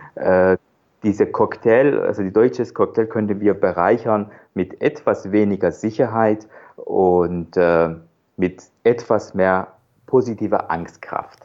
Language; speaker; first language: German; non-native, fluent; Persian